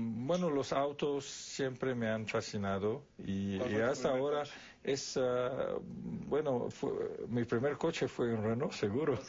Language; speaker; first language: Spanish; non-native, fluent; Arabic